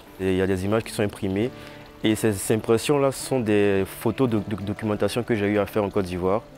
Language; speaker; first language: French; native; French